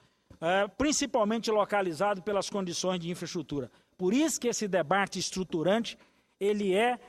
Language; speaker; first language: Portuguese; native; Portuguese